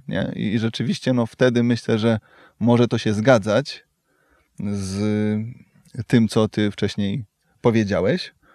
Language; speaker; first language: Polish; native; Polish